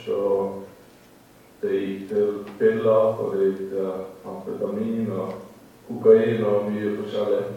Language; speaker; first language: Norwegian; native; Norwegian